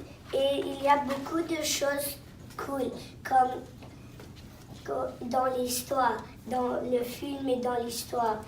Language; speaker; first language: French; non-native, local second language; English